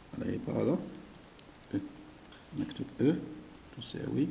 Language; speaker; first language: Arabic; native; Arabic